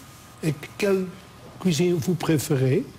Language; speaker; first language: French; non-native, learner; Dutch